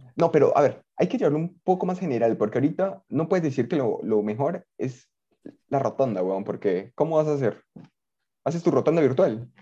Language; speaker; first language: Spanish; native; Spanish